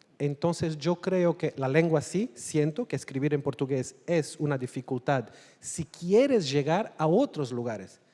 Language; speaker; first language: Spanish; non-native, fluent; Portuguese